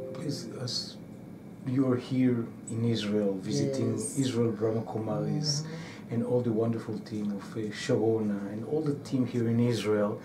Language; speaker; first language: English; non-native, fluent; Hebrew